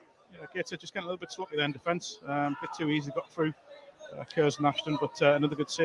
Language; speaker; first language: English; native; English